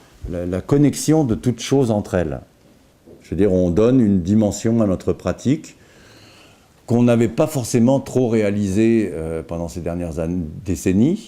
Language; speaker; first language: French; native; French